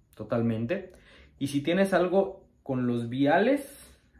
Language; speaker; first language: Spanish; native; Spanish